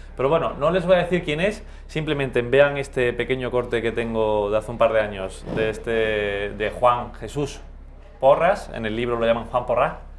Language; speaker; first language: Spanish; native; Spanish